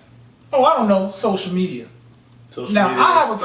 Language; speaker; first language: English; native; English